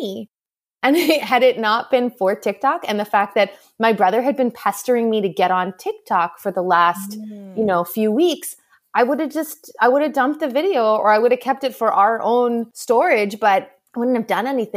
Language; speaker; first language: English; native; English